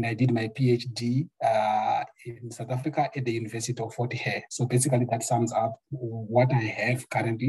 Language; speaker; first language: English; non-native, local second language; Shona